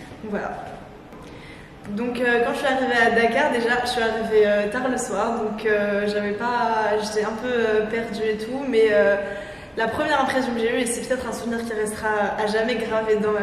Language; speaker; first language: French; non-native, local second language; Arabic